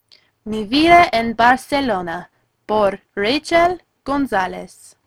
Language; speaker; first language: Spanish; non-native, learner; English